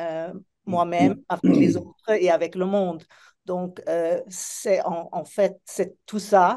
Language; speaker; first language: French; non-native, fluent; Italian